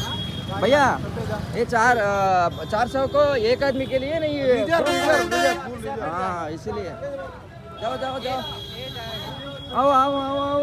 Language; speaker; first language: Hindi; non-native, learner; Kannada